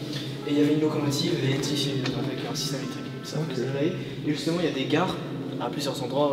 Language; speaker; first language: French; native; French